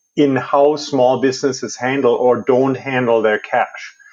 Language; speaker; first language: English; non-native, fluent; German